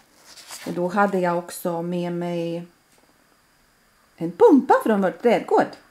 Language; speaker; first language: Swedish; non-native, fluent; Latvian